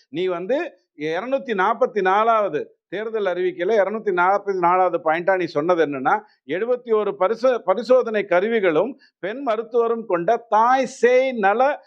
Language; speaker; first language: Tamil; native; Tamil